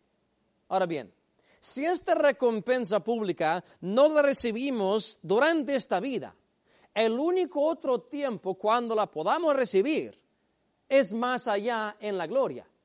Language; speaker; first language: Spanish; native; Spanish